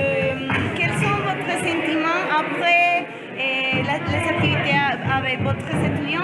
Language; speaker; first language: French; non-native, learner; Spanish